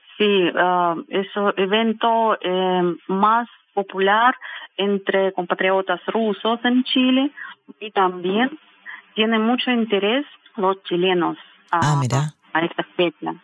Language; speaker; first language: Spanish; non-native, fluent; Russian